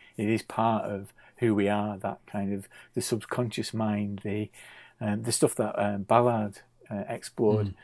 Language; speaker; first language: English; native; English